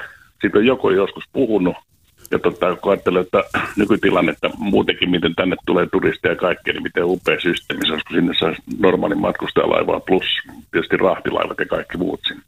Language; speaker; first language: Finnish; native; Finnish